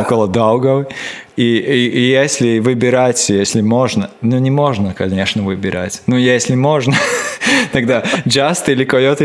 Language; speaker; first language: Russian; non-native, local second language; Latvian